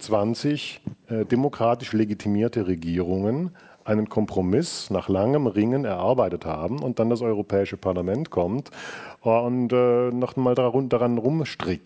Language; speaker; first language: German; native; German